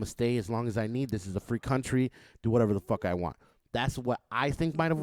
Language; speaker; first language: English; native; English